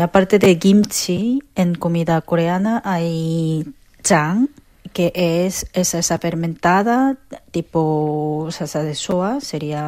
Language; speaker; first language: Spanish; non-native, fluent; Korean